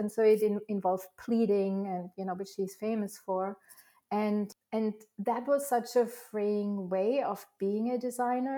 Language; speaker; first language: English; non-native, fluent; German